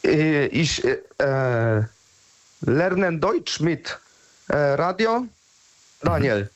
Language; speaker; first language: German; non-native, learner; Polish